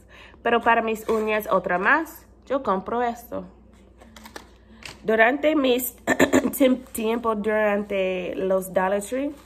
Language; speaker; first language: Spanish; non-native, learner; English